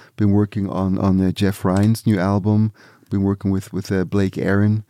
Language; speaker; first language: English; early bilingual, other home language; Swiss German